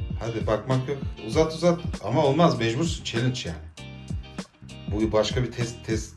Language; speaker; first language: Turkish; early bilingual, heritage; Turkish